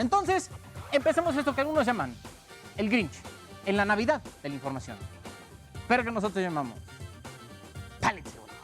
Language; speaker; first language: Spanish; native; Spanish